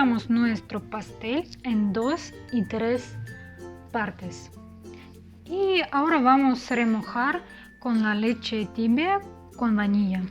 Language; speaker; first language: Spanish; non-native, fluent; Russian